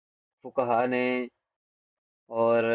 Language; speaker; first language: Hindi; non-native, local second language; Punjabi